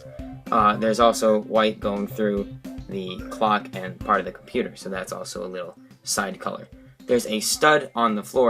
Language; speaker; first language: English; native; English